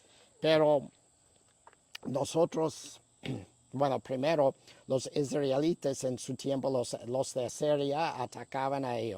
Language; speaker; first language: Spanish; non-native, fluent; English